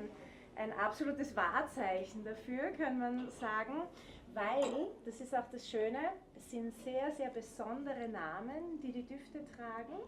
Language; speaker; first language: German; native; German